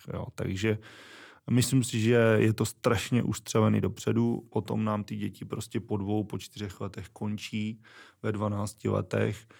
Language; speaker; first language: Czech; native; Czech